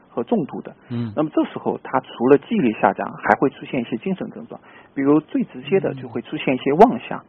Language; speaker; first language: Chinese; native; Chinese